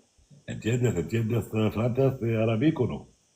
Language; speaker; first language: Spanish; non-native, learner; Arabic